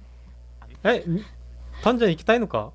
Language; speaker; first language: Japanese; native; Japanese